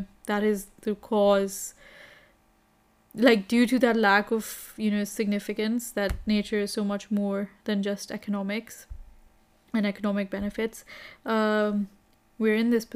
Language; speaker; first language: English; non-native, local second language; Urdu